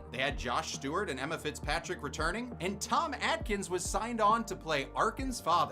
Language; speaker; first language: English; native; English